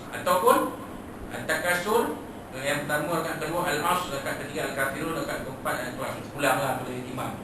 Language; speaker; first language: Malay; native; Malay